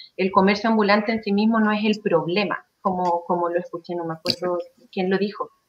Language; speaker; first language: Spanish; native; Spanish